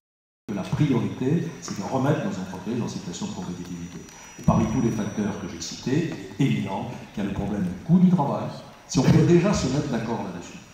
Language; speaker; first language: French; native; French